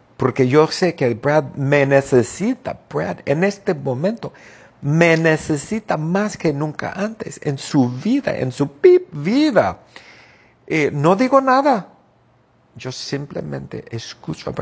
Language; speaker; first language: Spanish; non-native, fluent; English